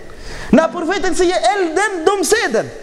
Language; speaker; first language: Swedish; non-native, fluent; Arabic